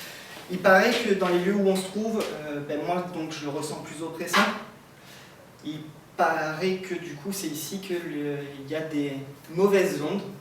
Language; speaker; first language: French; native; French